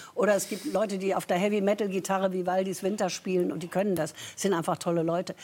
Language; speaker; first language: German; native; German